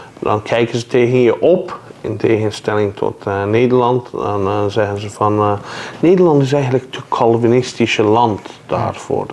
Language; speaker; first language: Dutch; non-native, fluent; Persian